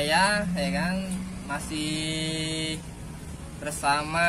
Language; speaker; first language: Indonesian; native; Indonesian